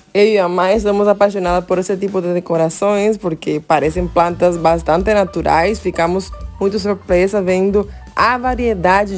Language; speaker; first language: Portuguese; non-native, fluent; Spanish